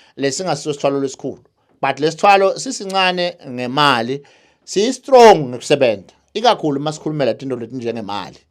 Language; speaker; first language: Zulu; native; Zulu